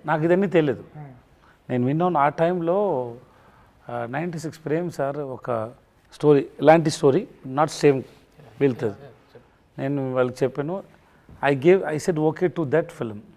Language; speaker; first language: Telugu; non-native, local second language; Tamil